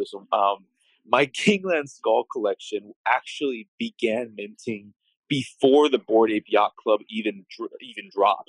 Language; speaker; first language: English; native; English